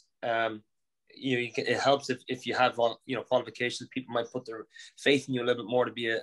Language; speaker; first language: English; native; English